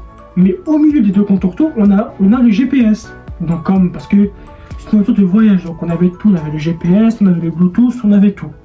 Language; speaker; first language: French; native; French